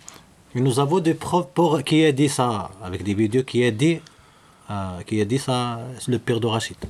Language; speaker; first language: French; non-native, learner; Arabic